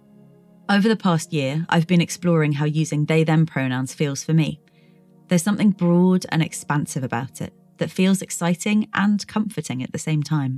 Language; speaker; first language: English; native; English